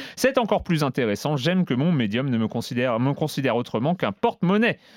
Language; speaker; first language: French; native; French